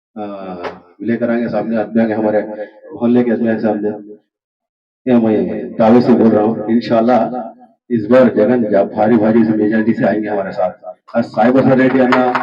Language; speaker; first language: Hindi; non-native, local second language; Urdu